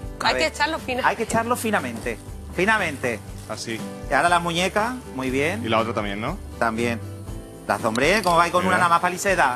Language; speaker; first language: Spanish; native; Spanish